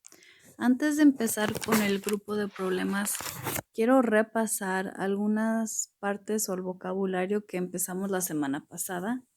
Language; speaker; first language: Spanish; early bilingual, heritage; Spanish